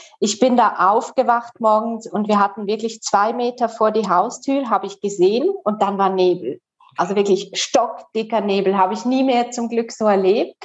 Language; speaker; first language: German; non-native, local second language; Romansh